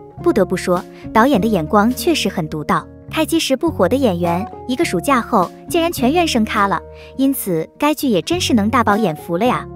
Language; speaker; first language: Chinese; native; Chinese